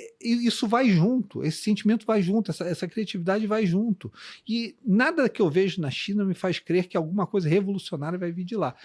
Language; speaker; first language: Portuguese; native; Portuguese